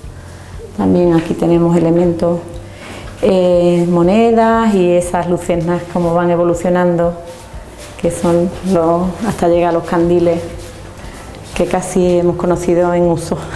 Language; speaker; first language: Spanish; native; Spanish